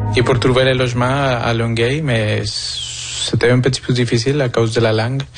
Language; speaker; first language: French; non-native, fluent; Spanish